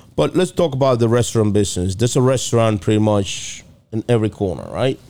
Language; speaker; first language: English; non-native, fluent; Spanish